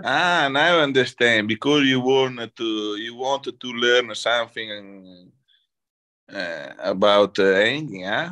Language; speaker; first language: English; non-native, learner; Italian